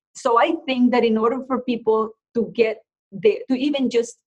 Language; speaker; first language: English; non-native, fluent; Spanish